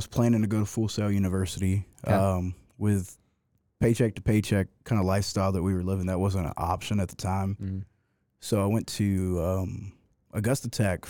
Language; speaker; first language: English; native; English